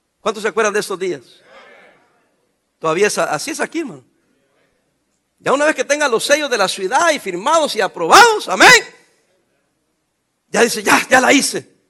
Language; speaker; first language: Spanish; native; Spanish